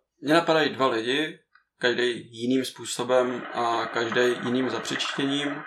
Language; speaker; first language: Czech; native; Czech